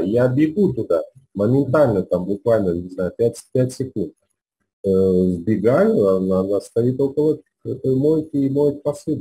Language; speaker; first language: Russian; native; Russian